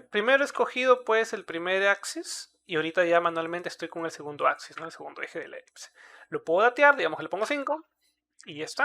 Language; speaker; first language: Spanish; native; Spanish